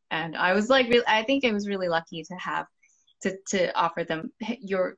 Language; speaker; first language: English; non-native, local second language; Cantonese